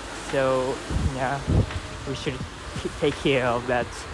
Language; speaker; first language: English; non-native, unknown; Japanese